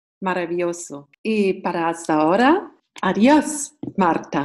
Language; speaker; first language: Spanish; non-native, learner; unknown